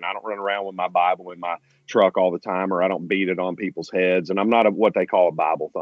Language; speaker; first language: English; native; English